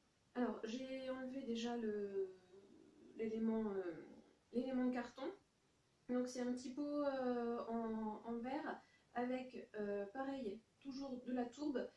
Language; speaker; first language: French; native; French